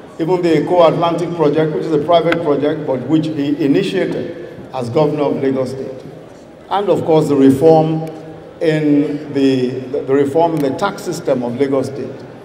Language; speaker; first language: English; non-native, local second language; Yoruba